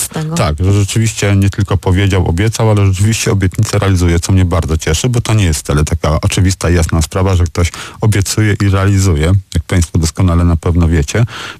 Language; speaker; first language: Polish; native; Polish